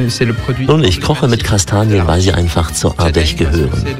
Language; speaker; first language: German; native; German